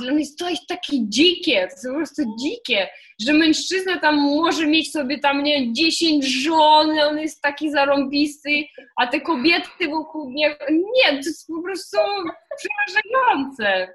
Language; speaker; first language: Polish; non-native, fluent; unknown